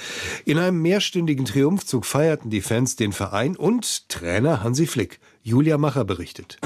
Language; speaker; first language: German; native; German